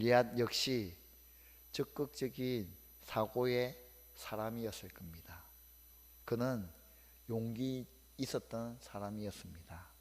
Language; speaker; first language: Korean; native; Korean